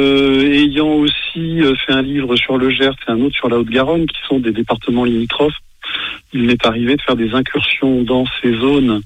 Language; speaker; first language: French; native; French